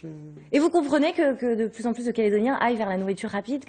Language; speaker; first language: French; native; French